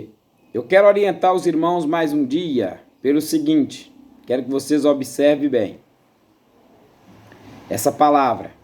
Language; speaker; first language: Portuguese; native; Portuguese